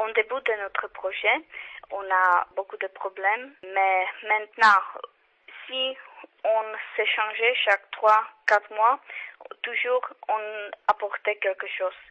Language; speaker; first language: French; non-native, learner; Czech